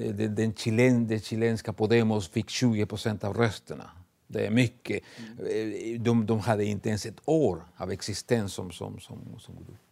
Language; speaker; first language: Swedish; non-native, fluent; Spanish